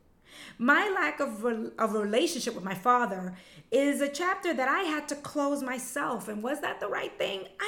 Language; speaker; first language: English; early bilingual, other home language; Spanish